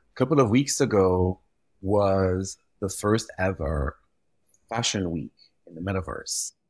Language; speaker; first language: English; early bilingual, other home language; French